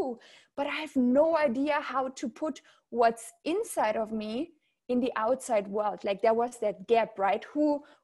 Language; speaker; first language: English; non-native, fluent; German